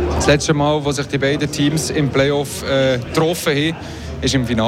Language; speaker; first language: German; native; German